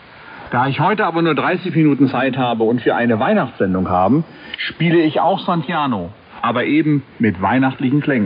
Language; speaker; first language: German; native; German